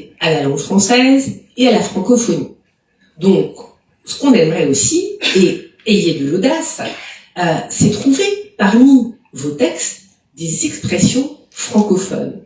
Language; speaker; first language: French; native; French